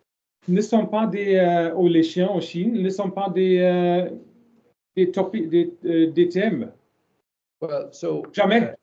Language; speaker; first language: French; non-native, learner; German